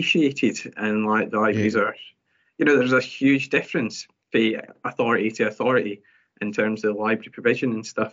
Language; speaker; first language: English; native; English